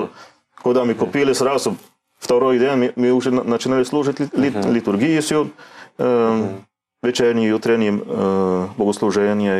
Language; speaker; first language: Russian; non-native, learner; Swedish